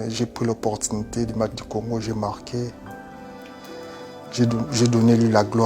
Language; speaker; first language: French; non-native, local second language; Lingala